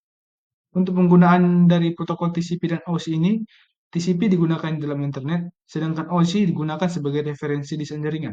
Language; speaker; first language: Indonesian; native; Indonesian